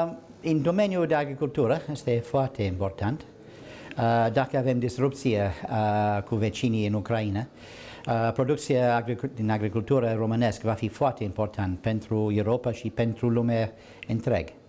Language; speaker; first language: Romanian; non-native, learner; English